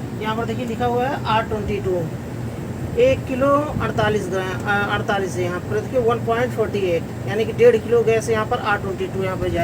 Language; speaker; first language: Hindi; native; Hindi